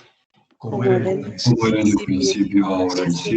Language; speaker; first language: Spanish; native; Spanish